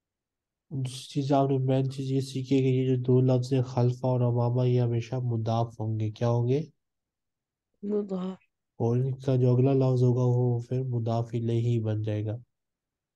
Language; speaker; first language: Urdu; native; Urdu